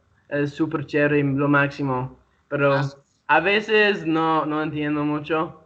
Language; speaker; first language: Spanish; non-native, learner; English